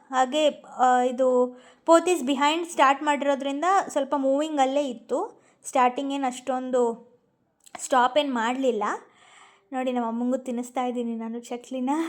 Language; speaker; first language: Kannada; native; Kannada